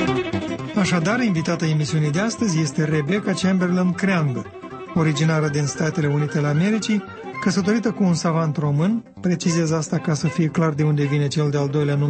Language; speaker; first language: Romanian; native; Romanian